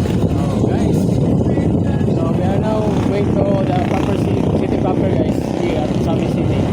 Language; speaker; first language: English; non-native, learner; Cebuano